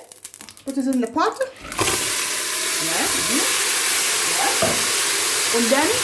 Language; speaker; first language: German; non-native, learner; English